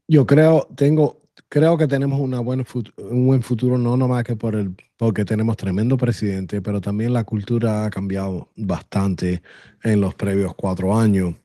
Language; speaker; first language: Spanish; early bilingual, other home language; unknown